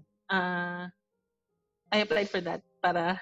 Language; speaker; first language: English; non-native, local second language; Filipino